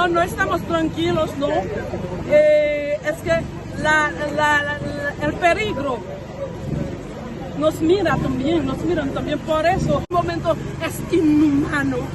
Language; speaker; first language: Spanish; non-native, fluent; Haitian Creole